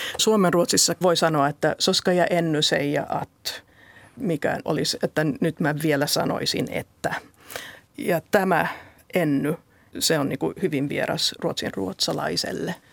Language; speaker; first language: Finnish; non-native, local second language; Swedish